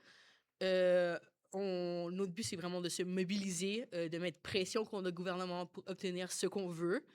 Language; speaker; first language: French; native; French